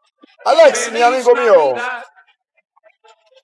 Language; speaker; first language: Spanish; non-native, learner; Haitian Creole